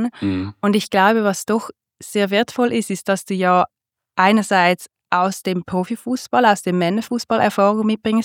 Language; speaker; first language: German; native; German